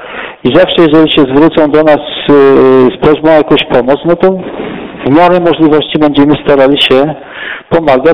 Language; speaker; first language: Polish; native; Polish